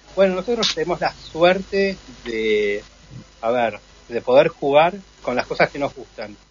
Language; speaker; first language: Spanish; native; Spanish